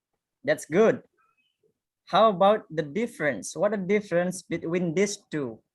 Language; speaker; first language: English; non-native, fluent; Indonesian